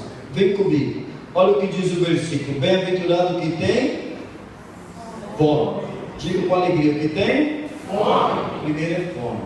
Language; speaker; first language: Portuguese; native; Portuguese